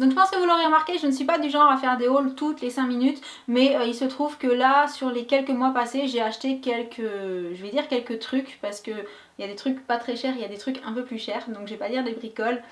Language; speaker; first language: French; native; French